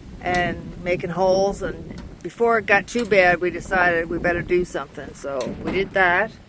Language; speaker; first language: English; native; English